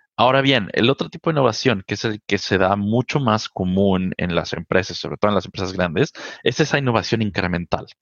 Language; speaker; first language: Spanish; native; Spanish